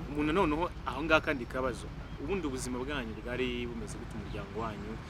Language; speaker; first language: Kinyarwanda; native; Kinyarwanda